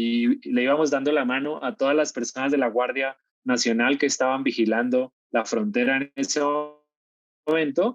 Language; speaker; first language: Spanish; native; Spanish